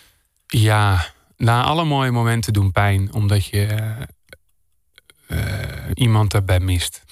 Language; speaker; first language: Dutch; native; Dutch